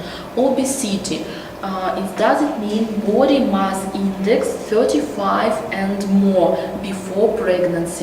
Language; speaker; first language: English; non-native, learner; Russian